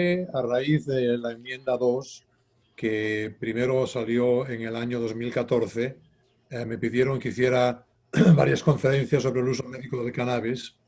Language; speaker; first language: Spanish; native; Spanish